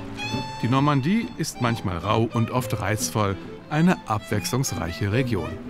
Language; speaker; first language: German; native; German